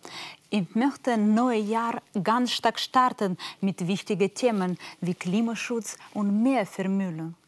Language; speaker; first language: German; non-native, learner; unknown